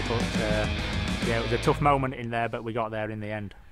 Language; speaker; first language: English; native; English